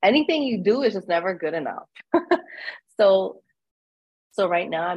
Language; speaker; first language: English; native; English